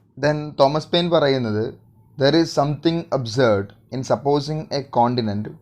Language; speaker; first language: English; non-native, local second language; Malayalam